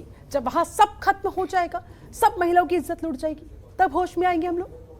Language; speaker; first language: Hindi; native; Hindi